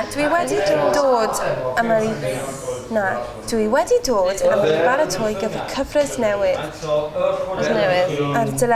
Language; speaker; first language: Welsh; non-native, learner; English